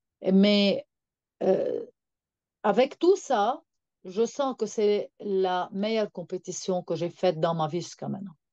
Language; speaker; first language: French; non-native, local second language; Arabic